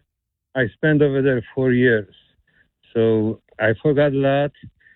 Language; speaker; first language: English; non-native, learner; Polish